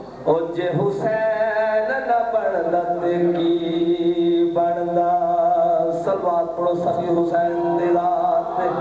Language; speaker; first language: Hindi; non-native, local second language; Punjabi